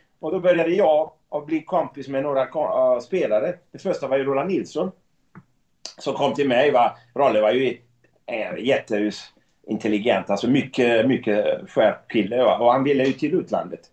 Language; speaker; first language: Swedish; non-native, fluent; Italian